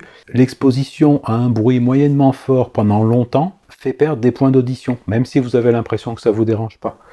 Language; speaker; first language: French; native; French